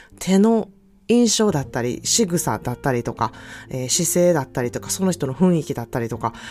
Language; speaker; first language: Japanese; native; Japanese